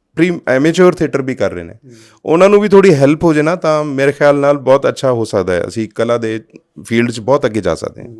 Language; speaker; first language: Punjabi; non-native, local second language; Hindi